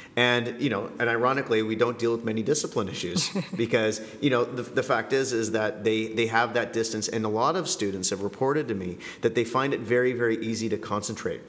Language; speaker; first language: English; native; English